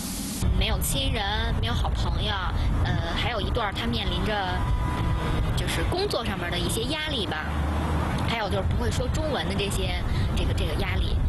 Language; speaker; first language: Chinese; native; Chinese